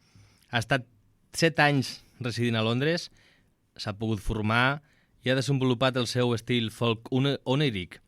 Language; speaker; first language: Catalan; native; Catalan